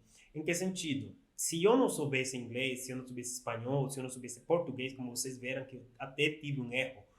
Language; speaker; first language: Portuguese; non-native, fluent; Spanish